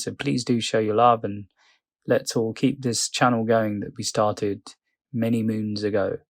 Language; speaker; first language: English; native; English